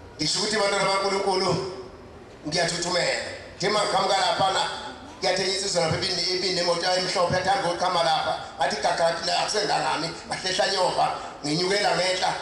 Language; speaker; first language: Zulu; native; Zulu